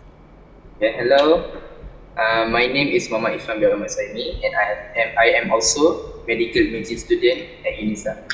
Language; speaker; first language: English; non-native, local second language; Malay